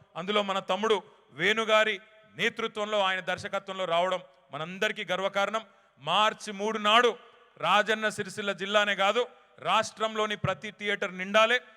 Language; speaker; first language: Telugu; native; Telugu